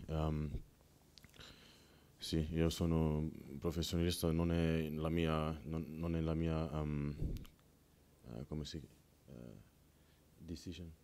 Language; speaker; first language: Italian; non-native, learner; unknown